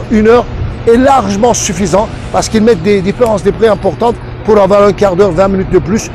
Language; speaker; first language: French; non-native, fluent; Turkish